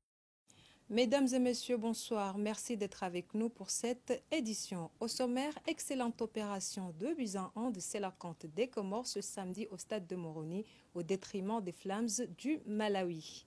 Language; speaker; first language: French; non-native, local second language; Comorian